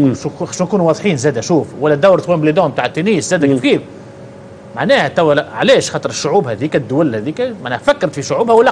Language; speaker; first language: Arabic; native; Arabic